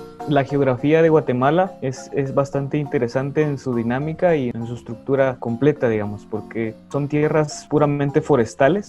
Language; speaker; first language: Spanish; native; Spanish